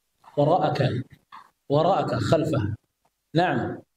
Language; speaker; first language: Arabic; non-native, fluent; Indonesian